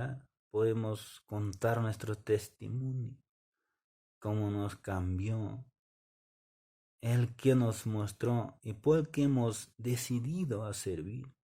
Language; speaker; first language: Spanish; non-native, local second language; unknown